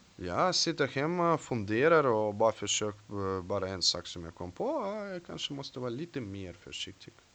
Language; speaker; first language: Swedish; non-native, fluent; Russian